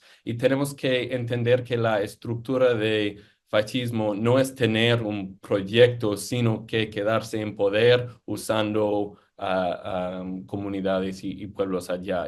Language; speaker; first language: Spanish; non-native, fluent; English